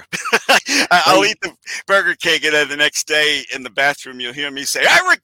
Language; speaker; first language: English; native; English